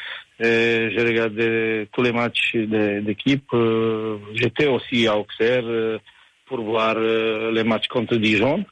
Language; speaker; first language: French; non-native, fluent; Romanian